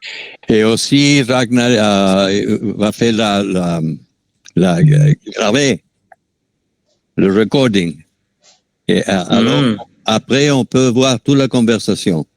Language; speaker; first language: French; non-native, fluent; Spanish